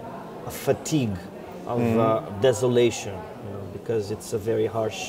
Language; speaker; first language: English; non-native, fluent; Portuguese